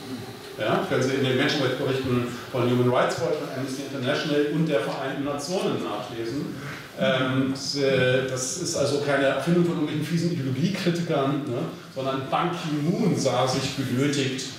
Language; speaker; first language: German; native; German